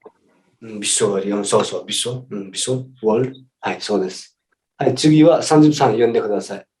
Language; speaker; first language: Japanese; non-native, fluent; Nepali